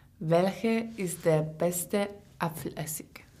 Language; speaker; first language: German; non-native, learner; English